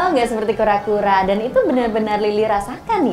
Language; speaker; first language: Indonesian; native; Indonesian